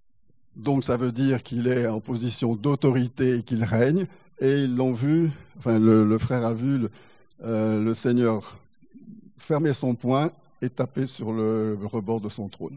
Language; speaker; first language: French; native; French